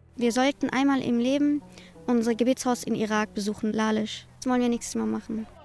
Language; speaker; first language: German; early bilingual, other home language; Kurdish